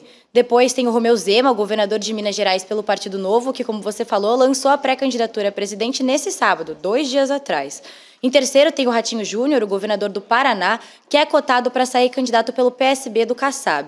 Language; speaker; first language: Portuguese; native; Portuguese